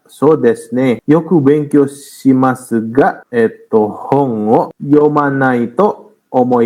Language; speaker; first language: Japanese; non-native, fluent; Indonesian